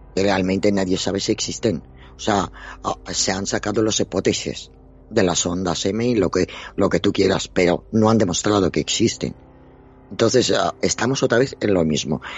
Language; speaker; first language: Spanish; non-native, fluent; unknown